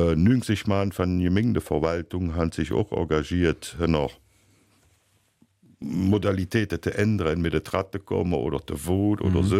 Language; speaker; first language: German; native; German